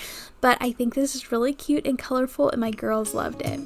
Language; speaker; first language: English; native; English